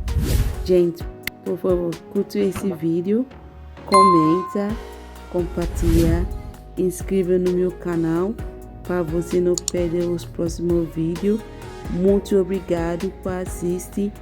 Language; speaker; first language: Portuguese; non-native, learner; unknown